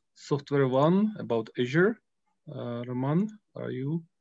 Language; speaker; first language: English; non-native, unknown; Czech